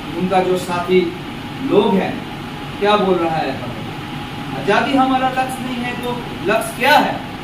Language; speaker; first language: Hindi; non-native, local second language; Bangla